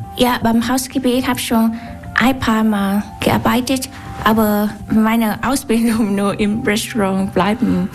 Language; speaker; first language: German; non-native, learner; Vietnamese